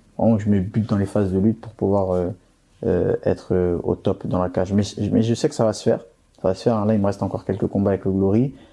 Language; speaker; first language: French; early bilingual, other home language; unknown